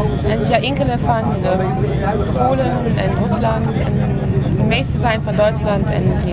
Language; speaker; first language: Dutch; non-native, learner; German